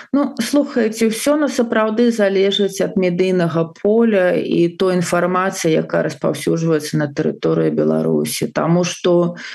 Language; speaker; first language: Belarusian; non-native, local second language; Russian